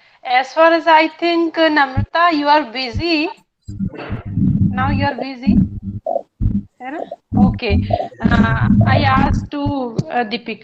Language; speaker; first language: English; non-native, learner; Hindi